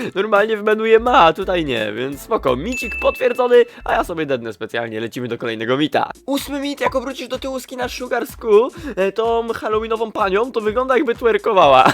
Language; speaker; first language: Polish; native; Polish